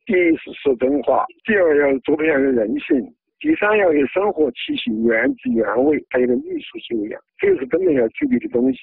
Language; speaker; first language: Chinese; native; Chinese